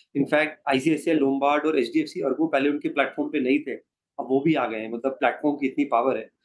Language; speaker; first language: Hindi; native; Hindi